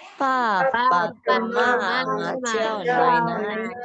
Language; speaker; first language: Chinese; non-native, learner; Indonesian